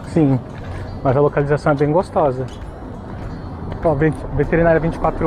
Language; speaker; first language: Portuguese; native; Portuguese